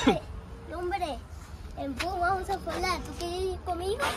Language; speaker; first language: Spanish; early bilingual, heritage; Spanish